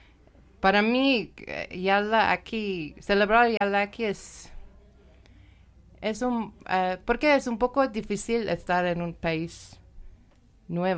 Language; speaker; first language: Spanish; non-native, learner; Persian